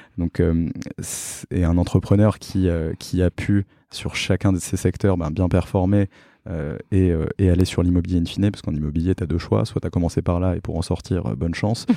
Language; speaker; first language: French; native; French